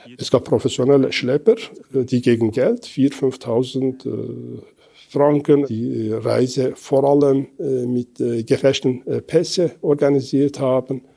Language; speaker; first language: German; non-native, fluent; Kurdish